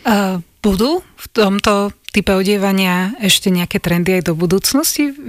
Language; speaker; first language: Slovak; native; Slovak